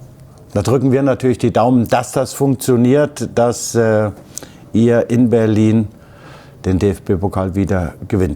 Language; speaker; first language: German; native; German